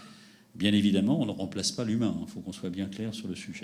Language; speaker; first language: French; native; French